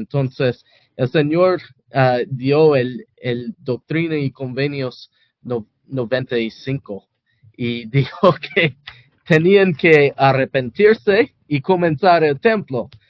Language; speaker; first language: Spanish; non-native, fluent; English